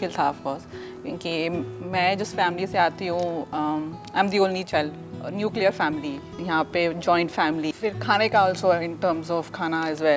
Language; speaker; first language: Hindi; native; Hindi